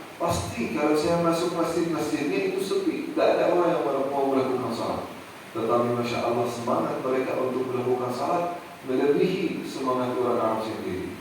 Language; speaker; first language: Indonesian; non-native, fluent; Arabic